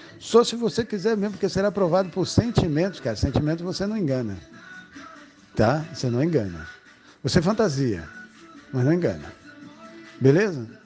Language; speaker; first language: Portuguese; native; Portuguese